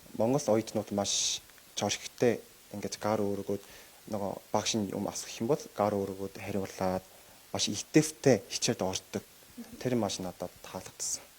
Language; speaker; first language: Mongolian; non-native, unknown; Korean